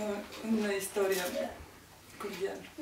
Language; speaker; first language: Spanish; non-native, learner; Bulgarian